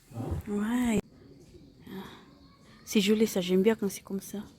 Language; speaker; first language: French; non-native, fluent; Filipino